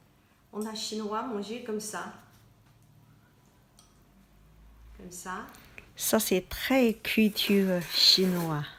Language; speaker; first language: French; non-native, learner; Chinese